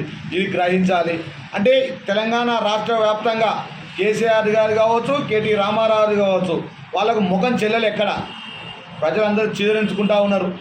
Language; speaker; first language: Telugu; native; Telugu